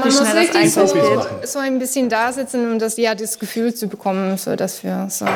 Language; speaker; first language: German; non-native, learner; English